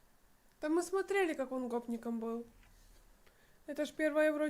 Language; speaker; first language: Russian; native; Russian